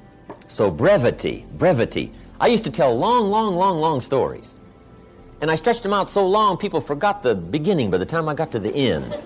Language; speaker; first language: English; native; English